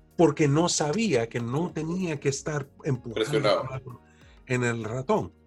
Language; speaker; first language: Spanish; early bilingual, heritage; Spanish